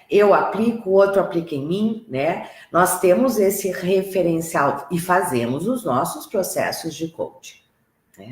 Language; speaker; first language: Portuguese; native; Portuguese